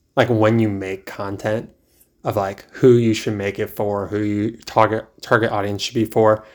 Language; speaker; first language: English; native; English